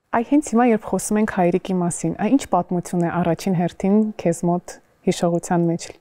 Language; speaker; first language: Armenian; native; Armenian